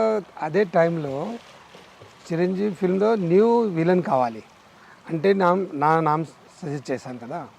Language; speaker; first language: Telugu; non-native, learner; Marathi